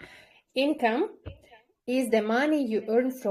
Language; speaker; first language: English; non-native, fluent; Kyrgyz